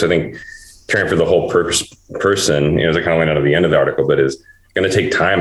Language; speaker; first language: English; native; English